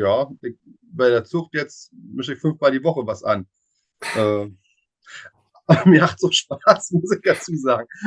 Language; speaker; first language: German; native; German